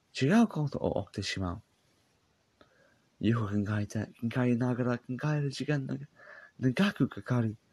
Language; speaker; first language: Japanese; non-native, learner; English